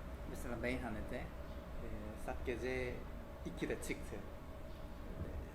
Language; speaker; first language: Turkish; non-native, fluent; Korean